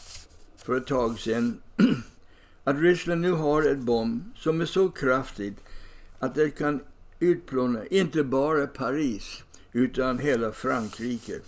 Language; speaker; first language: Swedish; non-native, fluent; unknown